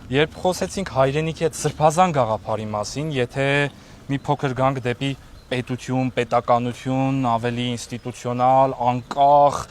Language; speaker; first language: Armenian; native; Armenian